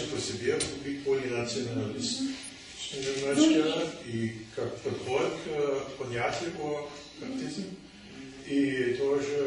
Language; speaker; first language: Russian; non-native, learner; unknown